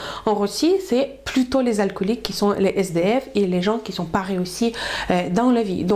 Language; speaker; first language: French; non-native, fluent; Russian